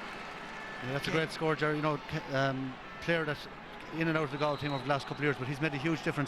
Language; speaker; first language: English; native; English